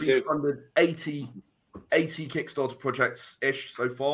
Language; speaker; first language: English; native; English